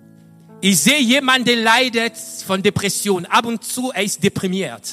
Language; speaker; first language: German; non-native, fluent; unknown